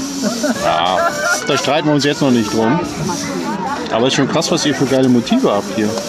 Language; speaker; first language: German; native; German